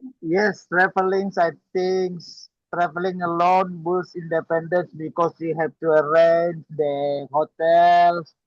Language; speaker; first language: English; non-native, learner; Indonesian